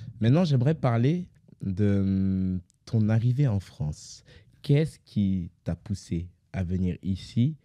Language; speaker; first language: French; native; French